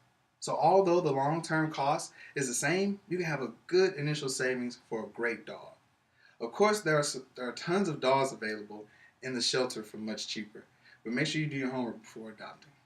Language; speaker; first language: English; native; English